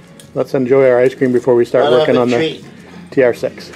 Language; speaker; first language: English; native; English